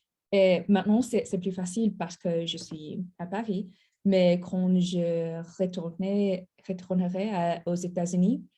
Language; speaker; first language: French; non-native, learner; English